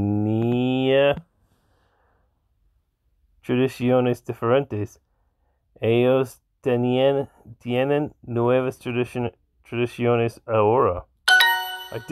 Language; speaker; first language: Spanish; non-native, learner; English